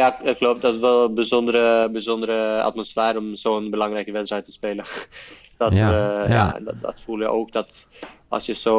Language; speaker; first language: Dutch; non-native, fluent; Norwegian